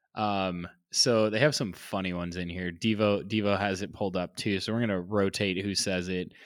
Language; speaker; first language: English; native; English